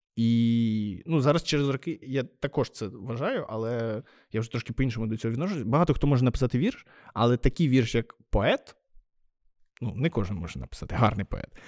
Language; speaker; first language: Ukrainian; native; Ukrainian